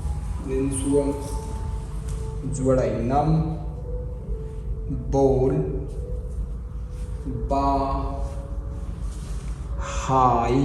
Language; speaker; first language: Vietnamese; non-native, fluent; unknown